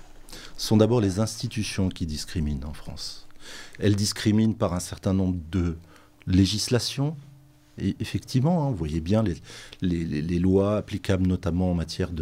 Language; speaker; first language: French; native; French